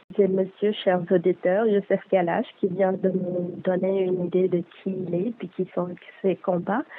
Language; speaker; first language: French; native; French